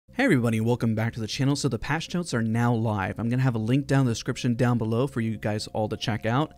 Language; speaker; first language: English; native; English